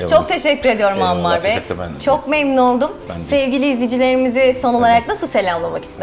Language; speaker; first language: Turkish; native; Turkish